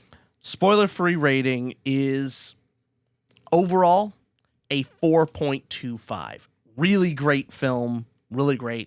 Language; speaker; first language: English; native; English